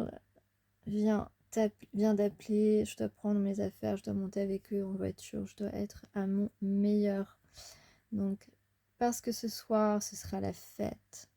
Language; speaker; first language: French; native; French